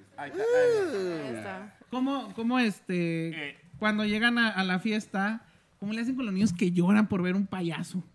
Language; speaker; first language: Spanish; native; Spanish